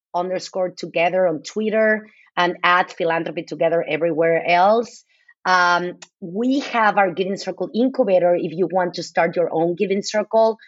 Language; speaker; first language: English; non-native, fluent; Spanish